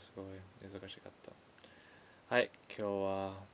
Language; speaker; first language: Japanese; non-native, learner; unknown